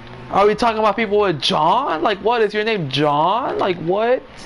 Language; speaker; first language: English; early bilingual, other home language; Spanish